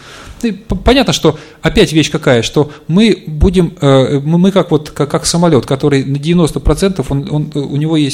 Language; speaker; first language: Russian; native; Russian